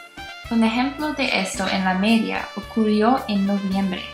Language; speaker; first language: Spanish; non-native, learner; English